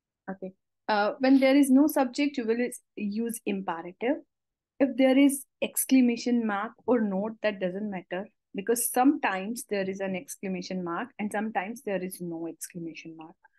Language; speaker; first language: English; non-native, local second language; Hindi